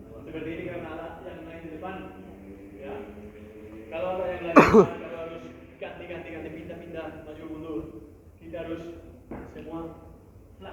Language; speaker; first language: Indonesian; non-native, learner; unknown